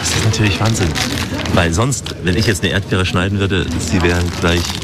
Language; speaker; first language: German; native; German